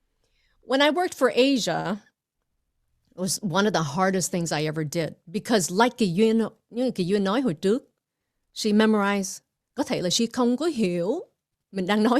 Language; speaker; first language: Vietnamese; early bilingual, heritage; English